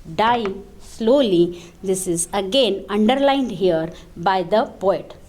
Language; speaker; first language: English; non-native, local second language; Marathi